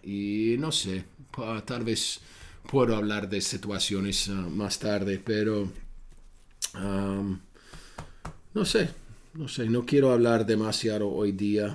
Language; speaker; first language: Spanish; non-native, fluent; English